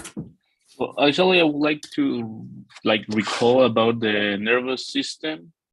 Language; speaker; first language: English; non-native, learner; Spanish